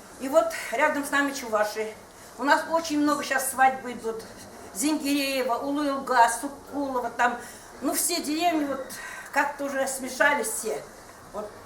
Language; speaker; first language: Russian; non-native, local second language; Udmurt